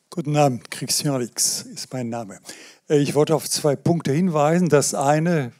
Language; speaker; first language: German; non-native, fluent; French